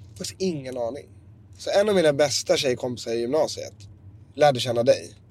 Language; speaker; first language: Swedish; native; Swedish